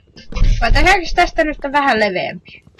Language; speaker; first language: Finnish; native; Finnish